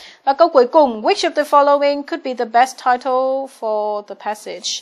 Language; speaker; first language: English; non-native, fluent; Vietnamese